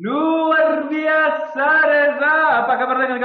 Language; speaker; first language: Indonesian; non-native, fluent; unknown